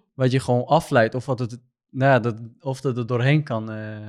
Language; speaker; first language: Dutch; non-native, fluent; Turkish